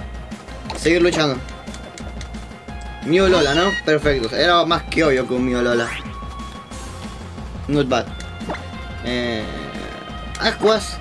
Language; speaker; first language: Spanish; native; Spanish